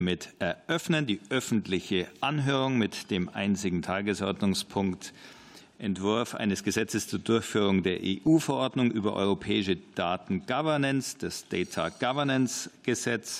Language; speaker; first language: German; native; German